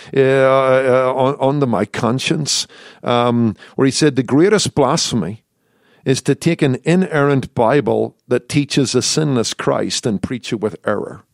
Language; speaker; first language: English; native; English